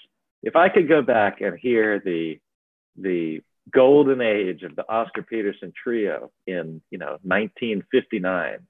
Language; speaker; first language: English; native; English